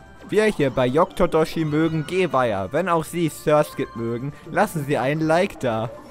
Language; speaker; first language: German; native; German